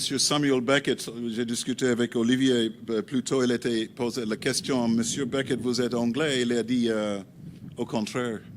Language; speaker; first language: French; non-native, learner; English